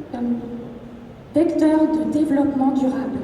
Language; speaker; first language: French; native; French